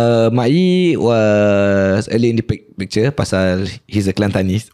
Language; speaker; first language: English; non-native, local second language; Malay